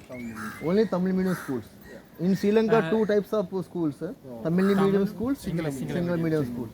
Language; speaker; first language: English; non-native, learner; Telugu